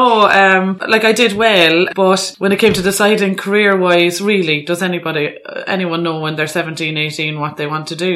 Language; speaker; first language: English; native; English